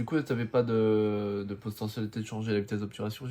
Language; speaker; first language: French; native; French